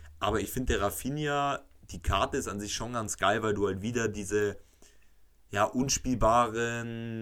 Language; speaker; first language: German; native; German